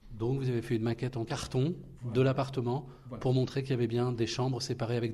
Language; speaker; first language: French; native; French